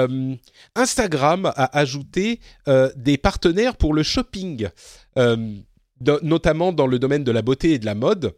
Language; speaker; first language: French; native; French